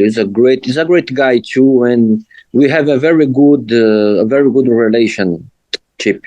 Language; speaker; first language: English; non-native, learner; Portuguese